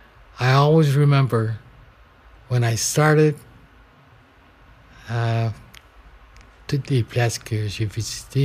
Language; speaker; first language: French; non-native, local second language; English